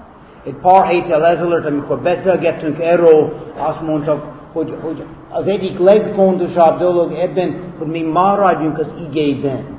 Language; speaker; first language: Hungarian; non-native, fluent; English